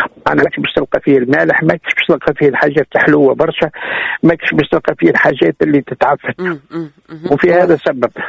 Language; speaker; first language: Arabic; native; Arabic